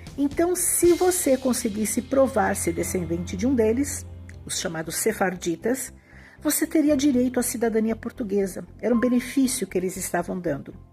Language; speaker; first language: Portuguese; native; Portuguese